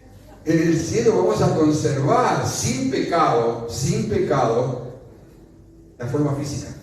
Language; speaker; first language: Spanish; native; Spanish